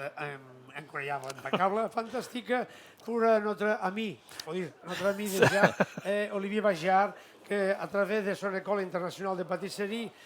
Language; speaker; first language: French; non-native, learner; Catalan